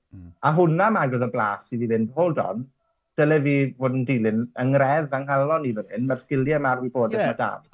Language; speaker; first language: Welsh; native; Welsh